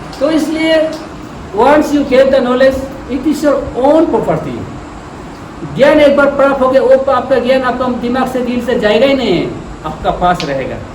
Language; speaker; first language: Hindi; non-native, local second language; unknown